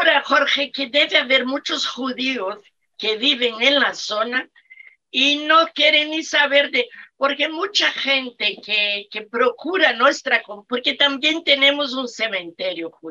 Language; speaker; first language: Spanish; non-native, fluent; Portuguese